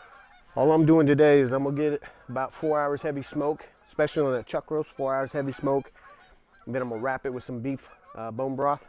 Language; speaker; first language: English; native; English